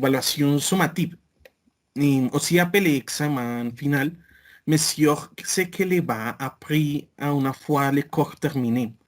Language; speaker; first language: French; non-native, learner; Spanish